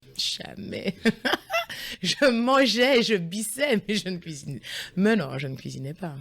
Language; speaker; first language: French; early bilingual, other home language; Guadeloupean Creole French